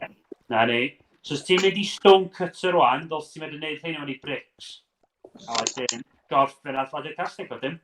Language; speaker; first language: Welsh; native; Welsh